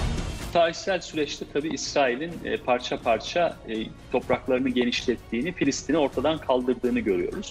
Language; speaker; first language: Turkish; native; Turkish